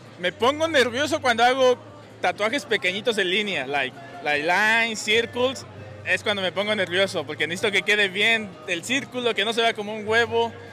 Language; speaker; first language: Spanish; native; Spanish